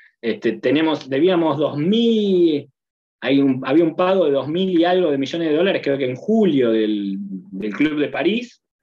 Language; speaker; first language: Spanish; native; Spanish